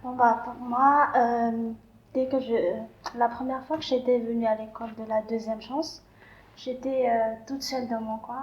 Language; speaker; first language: French; non-native, local second language; Malagasy